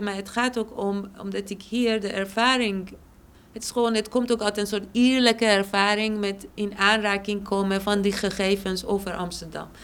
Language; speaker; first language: Dutch; non-native, fluent; Persian